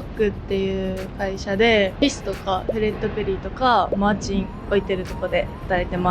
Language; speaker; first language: Japanese; native; Japanese